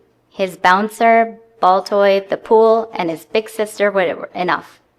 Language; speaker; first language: English; native; English